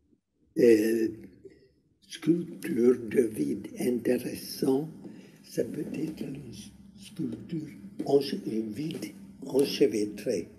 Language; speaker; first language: French; non-native, learner; Hungarian